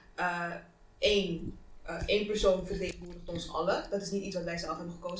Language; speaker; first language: Dutch; early bilingual, other home language; Kinyarwanda